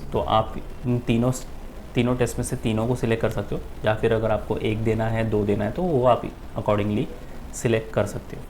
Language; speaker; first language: Hindi; native; Hindi